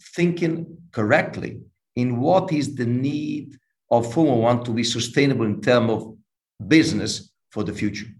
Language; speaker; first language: English; non-native, fluent; Italian